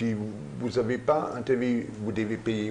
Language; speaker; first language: French; non-native, learner; German